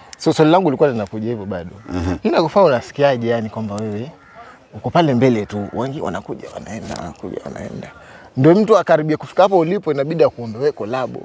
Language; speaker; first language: Swahili; native; Swahili